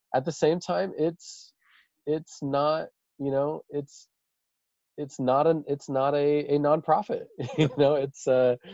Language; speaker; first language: English; native; English